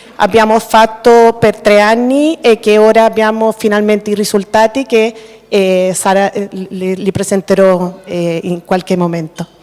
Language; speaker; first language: Italian; early bilingual, other home language; Spanish